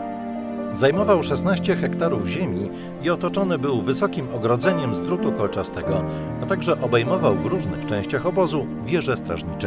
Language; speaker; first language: Polish; native; Polish